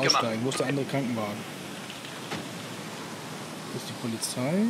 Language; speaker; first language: German; native; German